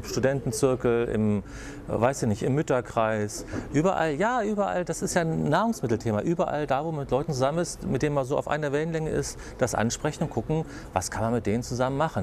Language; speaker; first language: German; native; German